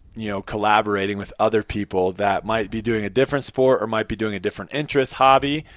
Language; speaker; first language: English; native; English